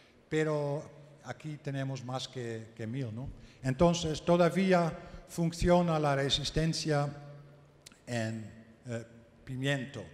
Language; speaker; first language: Spanish; non-native, learner; Dutch